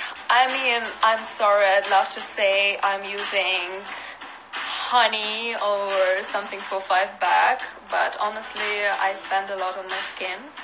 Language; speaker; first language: English; non-native, fluent; Russian